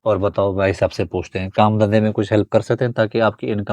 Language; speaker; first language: Hindi; native; Hindi